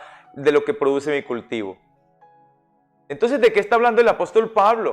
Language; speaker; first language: Spanish; native; Spanish